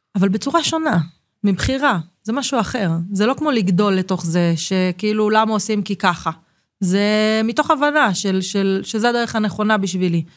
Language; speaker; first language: Hebrew; native; Hebrew